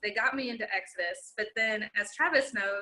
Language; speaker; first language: English; native; English